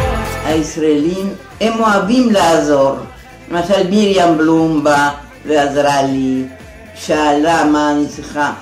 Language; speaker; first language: Hebrew; non-native, fluent; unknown